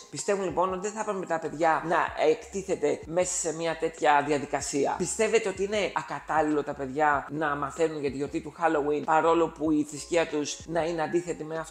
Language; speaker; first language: Greek; native; Greek